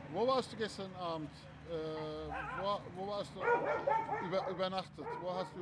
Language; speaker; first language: German; non-native, fluent; Turkish